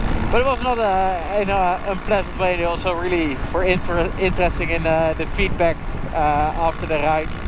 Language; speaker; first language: English; non-native, fluent; Dutch